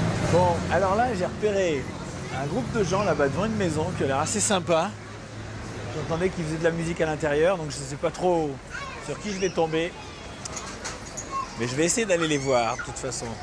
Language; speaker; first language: French; native; French